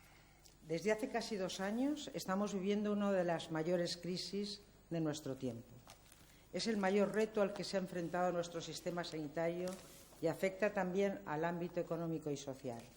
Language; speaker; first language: Spanish; native; Spanish